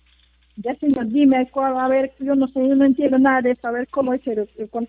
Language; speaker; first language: Spanish; native; Spanish